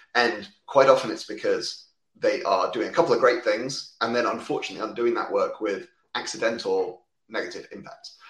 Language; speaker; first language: English; native; English